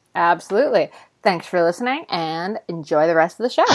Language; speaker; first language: English; native; English